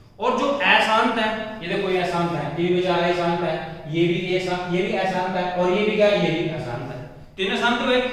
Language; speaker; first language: Hindi; native; Hindi